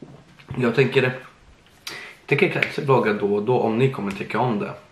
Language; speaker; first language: Swedish; early bilingual, other home language; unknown